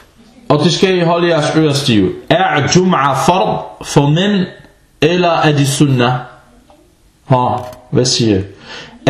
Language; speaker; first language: Danish; non-native, fluent; Arabic